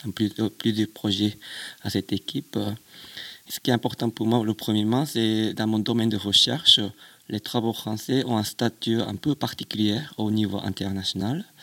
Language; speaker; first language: French; non-native, fluent; Japanese